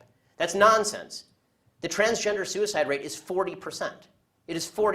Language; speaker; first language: English; native; English